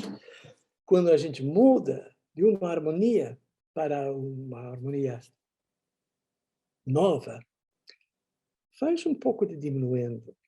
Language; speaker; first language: Portuguese; non-native, fluent; Dutch